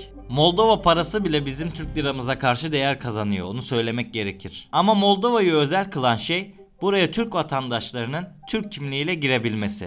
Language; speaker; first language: Turkish; native; Turkish